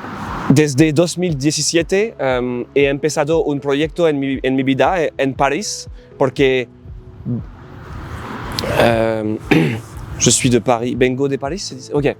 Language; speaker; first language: Spanish; non-native, learner; French